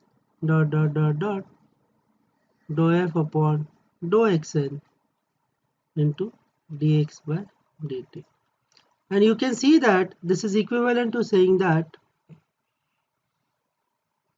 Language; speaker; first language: English; non-native, local second language; Marathi